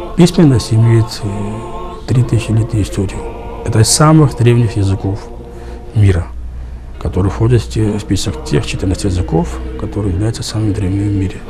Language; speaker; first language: Russian; non-native, local second language; Georgian